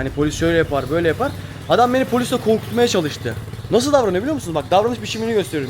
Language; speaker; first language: Turkish; native; Turkish